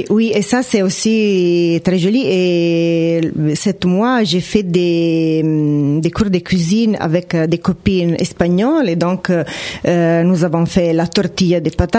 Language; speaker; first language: French; non-native, fluent; Italian